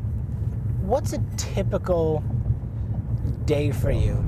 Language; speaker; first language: English; native; English